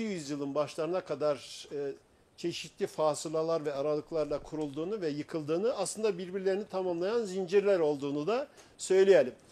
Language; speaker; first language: Turkish; native; Turkish